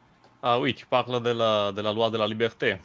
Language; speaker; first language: French; non-native, fluent; Italian